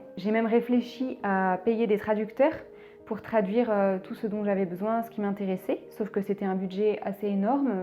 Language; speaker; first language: French; native; French